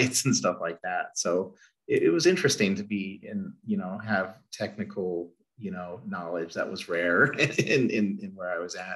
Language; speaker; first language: English; native; English